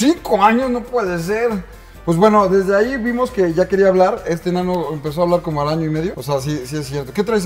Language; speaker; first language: Spanish; native; Spanish